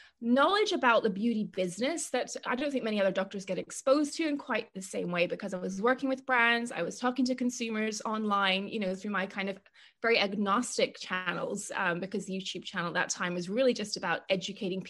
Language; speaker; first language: English; native; English